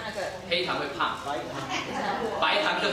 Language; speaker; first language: Chinese; native; Chinese